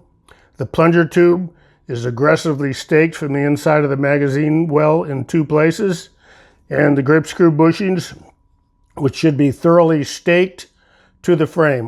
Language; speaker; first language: English; native; English